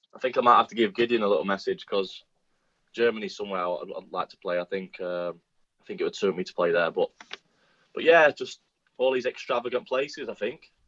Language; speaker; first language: English; native; English